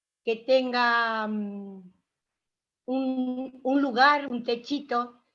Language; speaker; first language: Spanish; native; Spanish